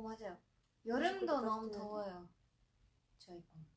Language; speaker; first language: Korean; non-native, fluent; Japanese